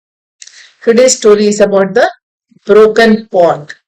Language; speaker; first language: English; non-native, local second language; Hindi